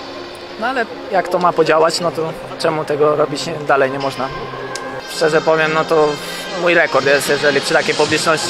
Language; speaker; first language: Polish; native; Polish